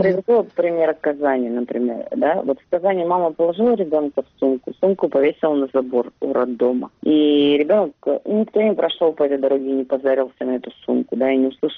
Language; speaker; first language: Russian; native; Russian